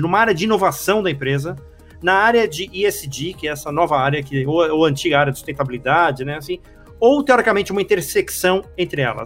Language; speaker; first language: Portuguese; native; Portuguese